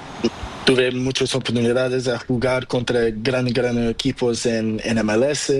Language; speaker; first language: Spanish; non-native, learner; Portuguese